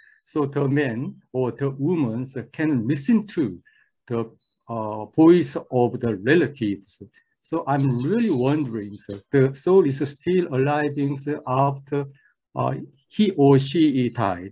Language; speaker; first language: English; non-native, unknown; Korean